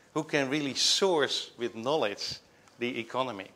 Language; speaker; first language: English; non-native, fluent; Dutch